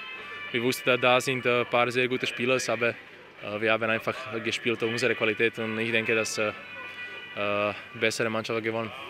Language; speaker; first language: German; non-native, learner; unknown